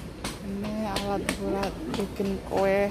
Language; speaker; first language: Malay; non-native, local second language; Javanese